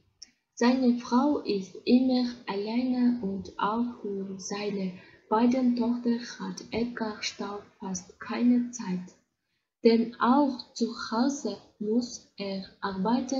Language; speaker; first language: German; non-native, learner; Kyrgyz